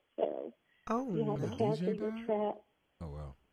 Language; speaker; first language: English; native; English